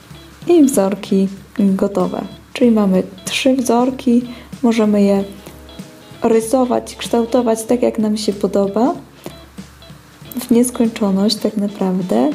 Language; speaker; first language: Polish; native; Polish